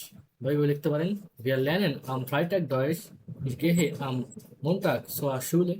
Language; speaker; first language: German; non-native, fluent; Bangla